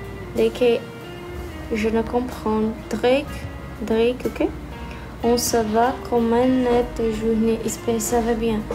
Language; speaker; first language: French; non-native, learner; Portuguese